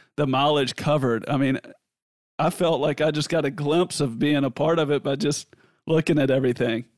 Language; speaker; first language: English; native; English